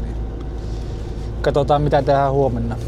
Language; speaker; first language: Finnish; native; Finnish